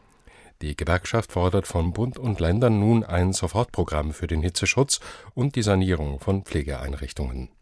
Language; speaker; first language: German; native; German